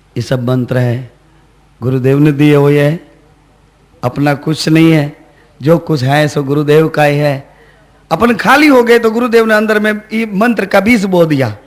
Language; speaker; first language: Hindi; non-native, local second language; Gujarati